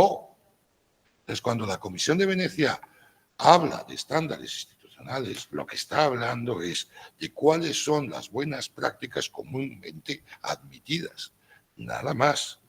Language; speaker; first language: Spanish; native; Spanish